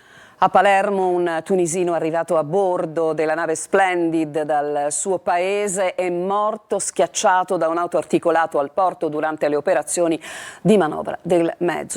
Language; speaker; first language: Italian; native; Italian